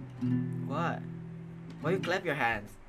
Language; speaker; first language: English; non-native, fluent; Indonesian